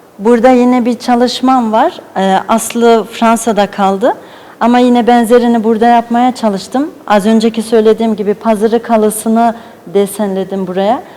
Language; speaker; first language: Turkish; early bilingual, heritage; Turkish